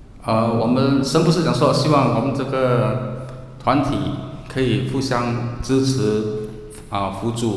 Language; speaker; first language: Chinese; native; Chinese